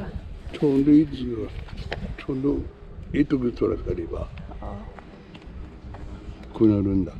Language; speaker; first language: Japanese; native; Japanese